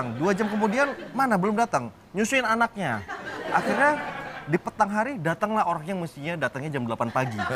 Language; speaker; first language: Indonesian; native; Indonesian